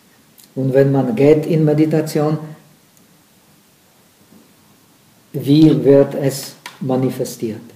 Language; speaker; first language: German; non-native, fluent; Czech